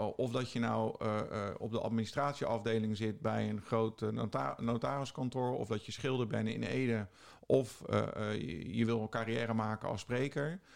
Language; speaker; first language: Dutch; native; Dutch